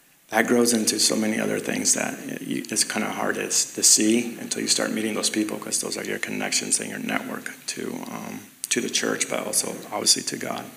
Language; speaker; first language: English; early bilingual, other home language; Spanish